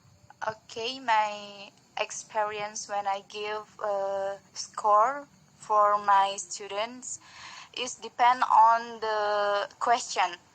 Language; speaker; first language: English; non-native, learner; Indonesian